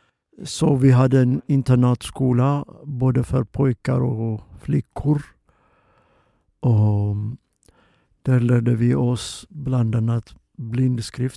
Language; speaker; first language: Swedish; non-native, fluent; Oromo